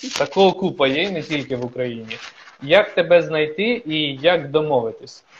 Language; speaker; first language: Ukrainian; native; Ukrainian